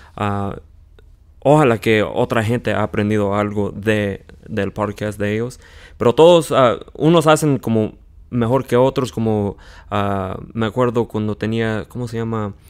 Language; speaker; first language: Spanish; early bilingual, heritage; Spanish